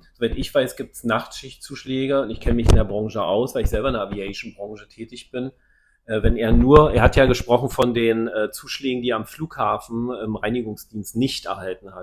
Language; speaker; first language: German; native; German